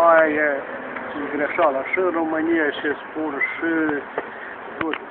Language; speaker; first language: Romanian; early bilingual, heritage; Romanian